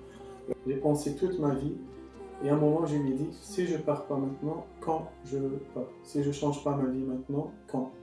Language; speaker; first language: French; non-native, local second language; Arabic